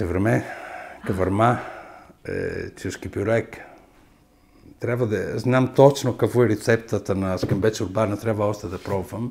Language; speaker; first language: Bulgarian; non-native, fluent; Italian